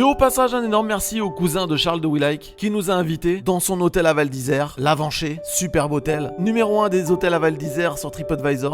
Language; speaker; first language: French; native; French